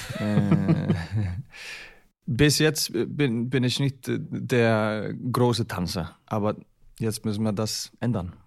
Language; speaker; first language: German; non-native, learner; Icelandic